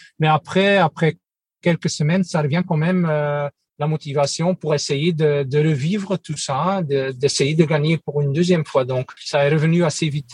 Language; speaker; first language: French; non-native, local second language; Dutch